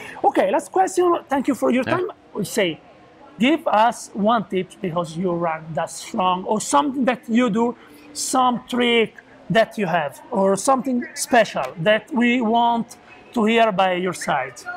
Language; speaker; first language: English; non-native, learner; Italian